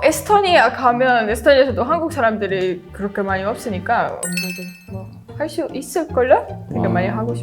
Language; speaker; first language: Korean; non-native, learner; Estonian